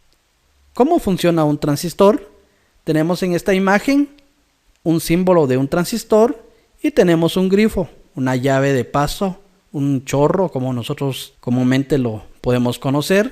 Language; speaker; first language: Spanish; native; Spanish